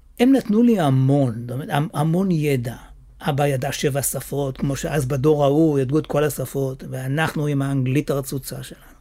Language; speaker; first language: Hebrew; native; Hebrew